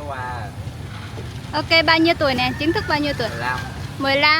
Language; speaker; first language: Vietnamese; non-native, learner; Korean